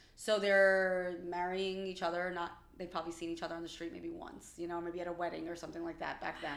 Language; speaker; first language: English; early bilingual, other home language; Albanian